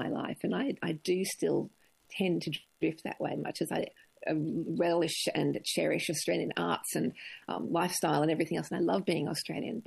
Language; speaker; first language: English; native; English